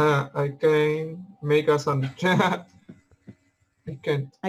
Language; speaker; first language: English; non-native, learner; Spanish